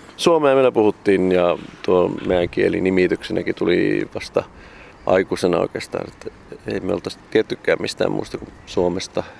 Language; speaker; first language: Finnish; native; Finnish